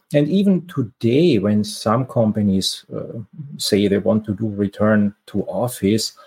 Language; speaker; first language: English; non-native, fluent; German